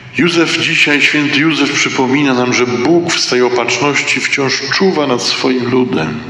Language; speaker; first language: Polish; native; Polish